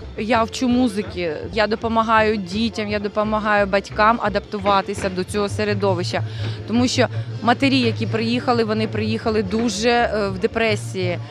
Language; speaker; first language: Ukrainian; native; Ukrainian